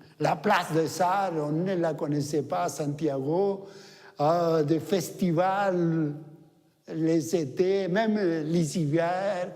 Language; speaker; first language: French; non-native, fluent; Spanish